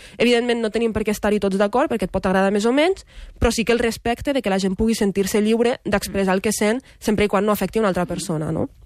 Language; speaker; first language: Catalan; early bilingual, other home language; Arabic